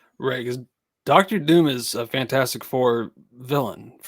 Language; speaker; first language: English; native; English